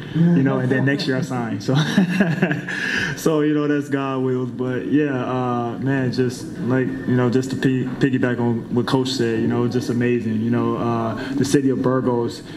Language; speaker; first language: English; native; English